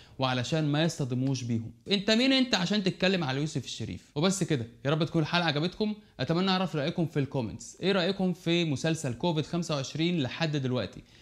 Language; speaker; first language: Arabic; native; Arabic